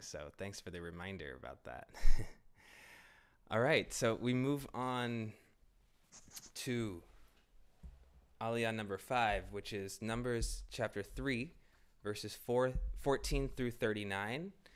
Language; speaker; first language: English; native; English